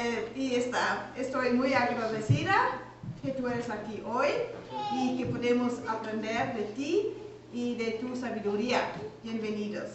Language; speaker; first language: Spanish; non-native, learner; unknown